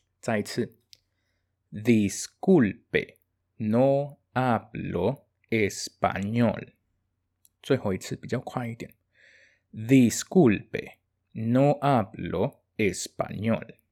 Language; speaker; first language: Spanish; non-native, fluent; Chinese